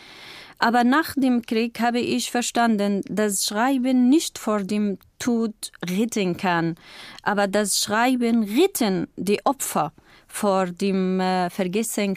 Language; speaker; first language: German; non-native, learner; Kurdish